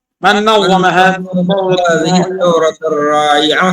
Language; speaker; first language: Arabic; non-native, learner; Bangla